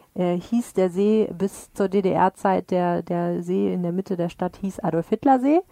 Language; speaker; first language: German; native; German